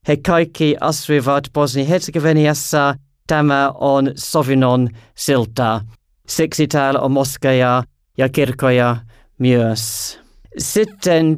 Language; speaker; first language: Finnish; non-native, learner; English